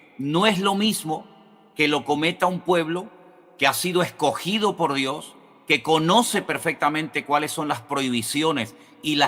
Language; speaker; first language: Spanish; native; Spanish